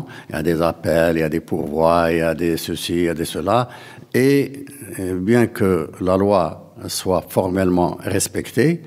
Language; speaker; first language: French; non-native, local second language; Arabic